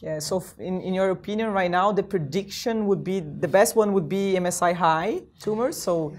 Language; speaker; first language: English; non-native, fluent; Portuguese